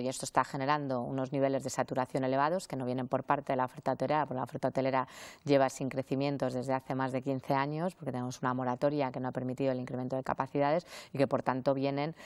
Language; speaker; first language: Spanish; native; Spanish